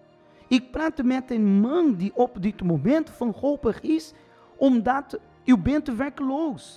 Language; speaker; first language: Dutch; non-native, fluent; Portuguese